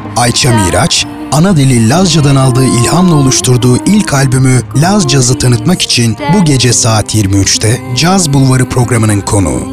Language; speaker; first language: Turkish; native; Turkish